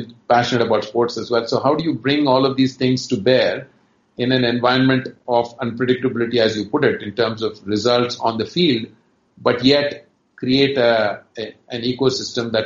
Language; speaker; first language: English; non-native, local second language; Kannada